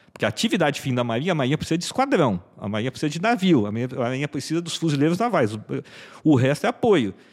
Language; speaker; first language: Portuguese; native; Portuguese